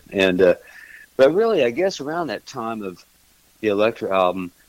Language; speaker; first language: English; native; English